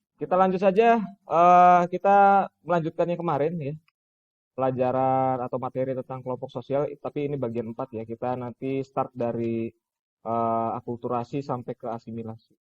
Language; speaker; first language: Indonesian; native; Indonesian